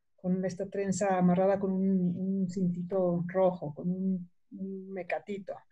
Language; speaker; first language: Spanish; native; Spanish